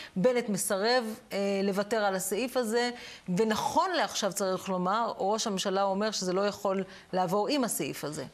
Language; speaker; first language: Hebrew; native; Hebrew